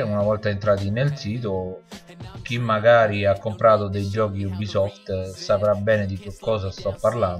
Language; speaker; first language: Italian; native; Italian